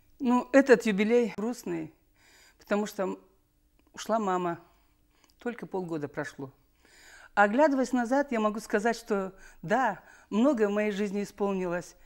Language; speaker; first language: Russian; non-native, local second language; Karachay-Balkar